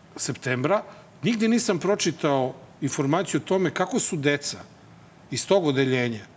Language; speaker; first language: Serbian; native; Serbian